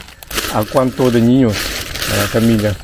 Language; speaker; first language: Spanish; non-native, learner; Vietnamese